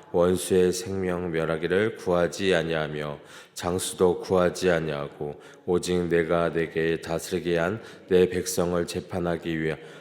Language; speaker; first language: Korean; native; Korean